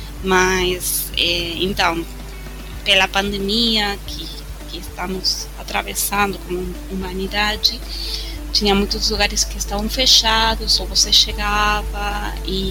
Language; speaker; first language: Portuguese; non-native, fluent; Spanish